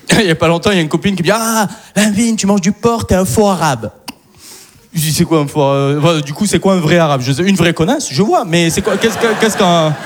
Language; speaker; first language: French; early bilingual, other home language; Arabic